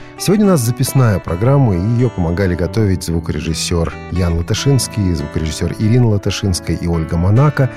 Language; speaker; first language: Russian; native; Russian